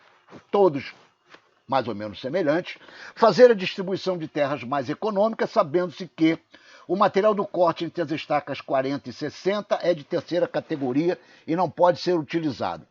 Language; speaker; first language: Portuguese; native; Portuguese